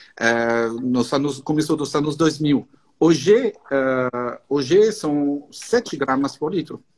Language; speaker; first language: Portuguese; non-native, fluent; French